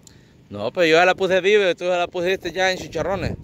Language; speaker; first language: Spanish; native; Spanish